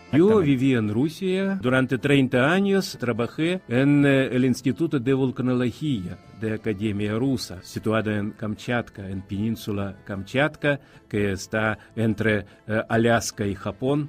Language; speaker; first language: Spanish; non-native, fluent; Russian